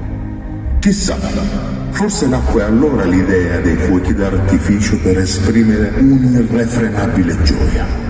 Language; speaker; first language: Italian; native; Italian